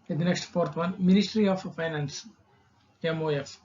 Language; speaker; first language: English; non-native, local second language; Kannada